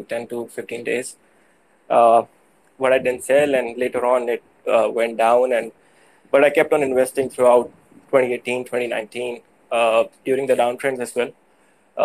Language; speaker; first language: English; non-native, local second language; Urdu